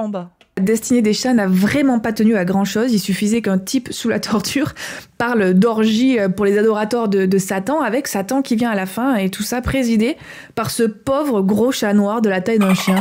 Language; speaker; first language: French; native; French